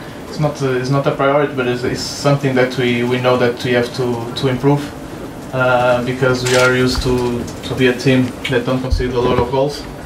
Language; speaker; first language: English; non-native, fluent; Portuguese